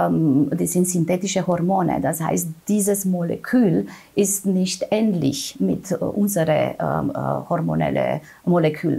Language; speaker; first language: German; non-native, fluent; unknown